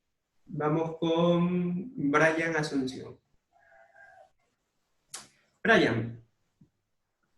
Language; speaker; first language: Spanish; native; Spanish